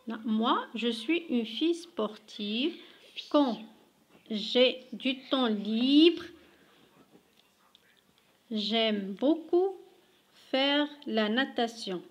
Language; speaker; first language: French; non-native, local second language; Arabic